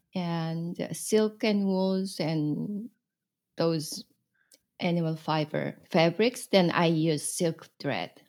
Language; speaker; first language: English; non-native, fluent; Korean